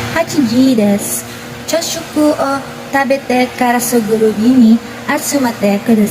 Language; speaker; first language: Japanese; non-native, learner; Filipino